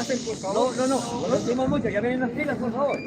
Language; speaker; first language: Spanish; native; Spanish